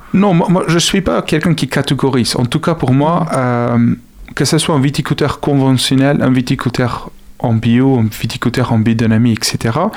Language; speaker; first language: French; non-native, fluent; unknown